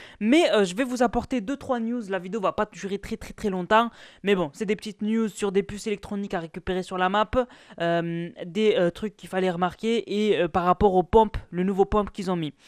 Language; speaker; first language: French; native; French